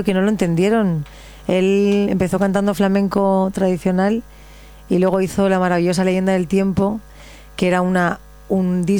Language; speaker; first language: Spanish; native; Spanish